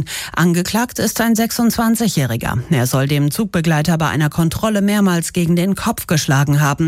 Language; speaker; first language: German; native; German